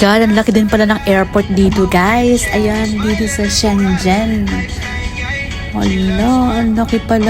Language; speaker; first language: Filipino; native; Filipino